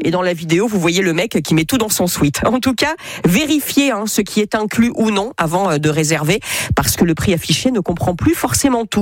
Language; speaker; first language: French; native; French